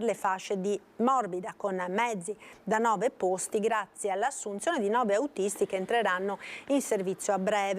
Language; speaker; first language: Italian; native; Italian